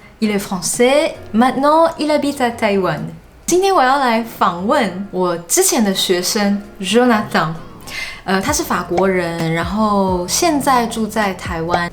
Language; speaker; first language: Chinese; native; Chinese